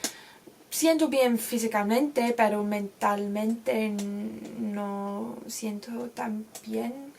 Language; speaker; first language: Spanish; non-native, learner; English